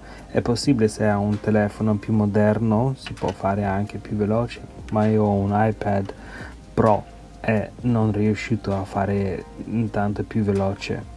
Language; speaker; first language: Italian; non-native, learner; English